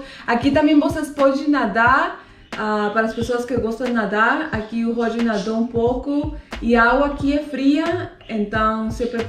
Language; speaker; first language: Portuguese; non-native, fluent; Spanish